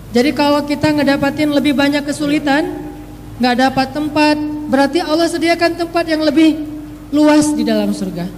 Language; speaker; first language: Indonesian; native; Indonesian